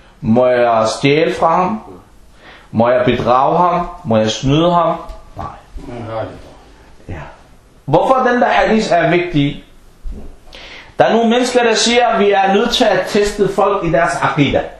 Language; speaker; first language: Danish; non-native, fluent; Arabic